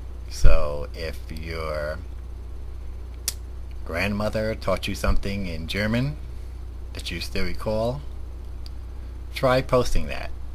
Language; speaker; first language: English; early bilingual, other home language; Spanish